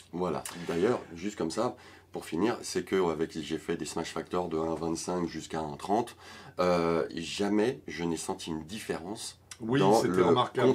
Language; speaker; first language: French; native; French